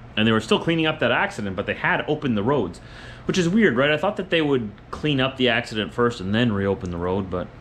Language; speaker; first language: English; native; English